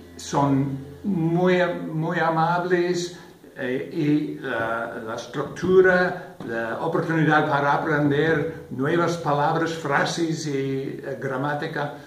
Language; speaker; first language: Spanish; non-native, learner; English